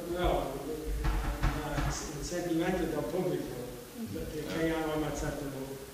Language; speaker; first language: Italian; non-native, fluent; English